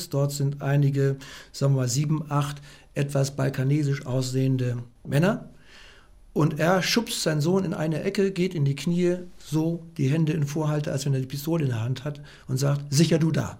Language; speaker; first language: German; native; German